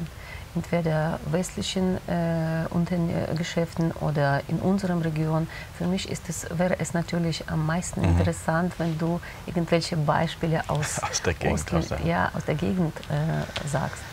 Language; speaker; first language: German; non-native, fluent; Russian